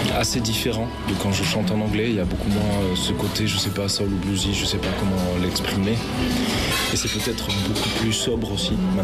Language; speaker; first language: French; native; French